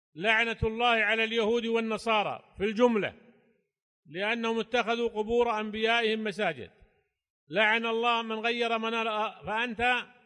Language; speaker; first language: Arabic; native; Arabic